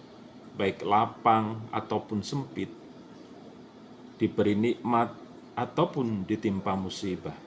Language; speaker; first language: Indonesian; native; Indonesian